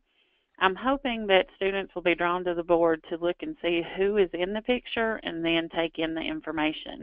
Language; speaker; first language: English; native; English